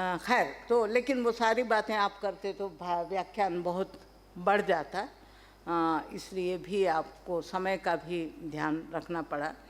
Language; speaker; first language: Hindi; non-native, local second language; Telugu